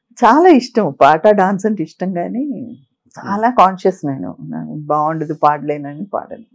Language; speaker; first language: Telugu; native; Telugu